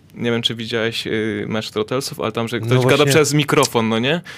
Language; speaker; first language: Polish; native; Polish